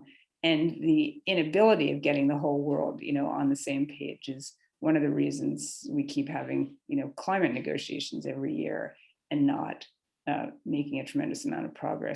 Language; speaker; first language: English; native; English